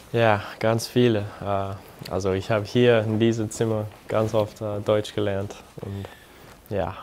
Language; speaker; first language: German; non-native, learner; English